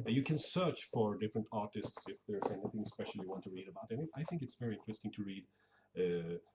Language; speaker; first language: English; non-native, fluent; Swedish